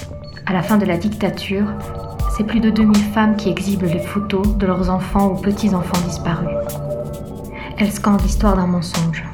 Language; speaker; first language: French; native; French